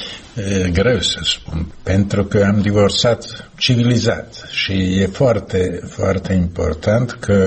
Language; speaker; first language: Romanian; non-native, fluent; Slovak